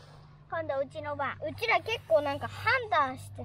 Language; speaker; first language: Japanese; native; Japanese